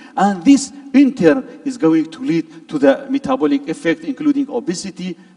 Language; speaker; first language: English; non-native, fluent; Arabic